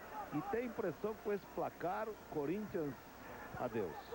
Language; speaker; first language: Portuguese; native; Portuguese